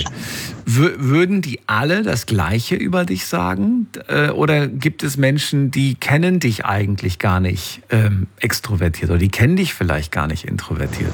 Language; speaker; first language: German; native; German